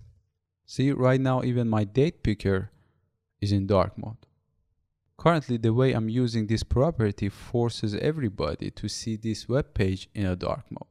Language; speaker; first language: English; non-native, fluent; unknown